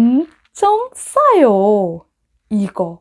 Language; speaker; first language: Korean; non-native, fluent; Lao